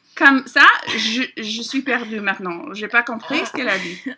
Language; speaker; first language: French; non-native, learner; English